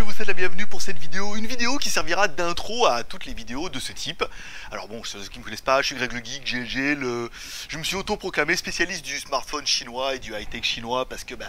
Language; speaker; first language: French; native; French